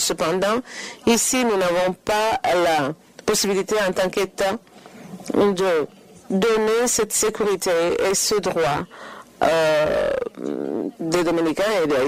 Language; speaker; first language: French; non-native, fluent; Spanish